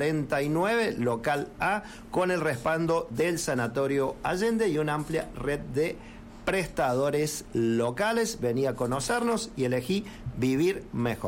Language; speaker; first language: Spanish; native; Spanish